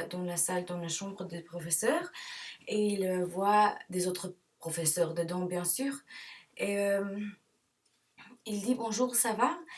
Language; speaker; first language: French; non-native, learner; English